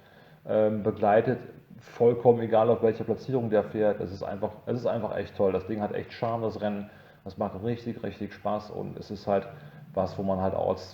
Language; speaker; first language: German; native; German